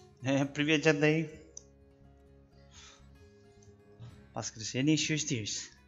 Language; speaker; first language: Russian; non-native, learner; Spanish